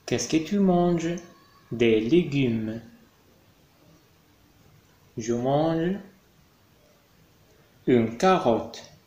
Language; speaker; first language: French; non-native, fluent; Arabic